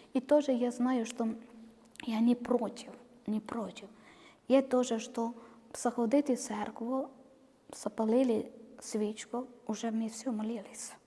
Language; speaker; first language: Ukrainian; non-native, learner; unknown